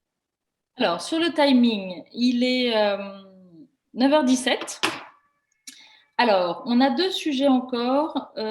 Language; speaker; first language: French; native; French